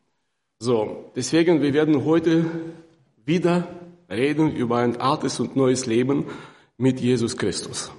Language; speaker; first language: German; non-native, fluent; Russian